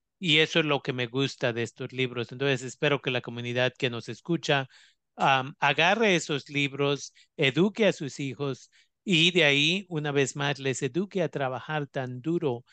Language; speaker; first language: Spanish; native; Spanish